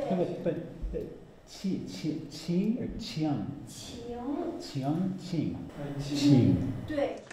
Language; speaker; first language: English; native; English